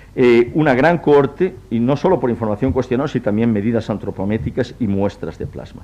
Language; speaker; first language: Spanish; native; Spanish